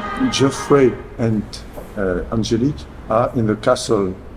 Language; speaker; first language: English; non-native, learner; French